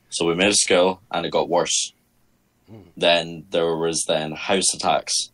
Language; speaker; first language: English; native; English